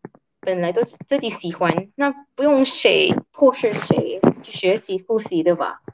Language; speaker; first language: Chinese; early bilingual, heritage; Chinese